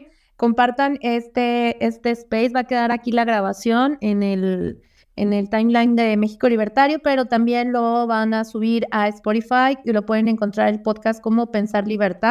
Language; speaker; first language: Spanish; native; Spanish